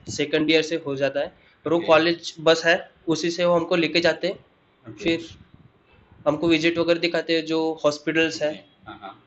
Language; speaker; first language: Hindi; non-native, local second language; Marathi